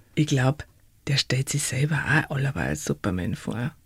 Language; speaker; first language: German; native; German